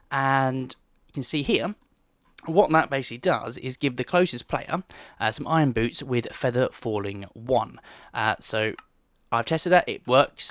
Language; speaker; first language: English; native; English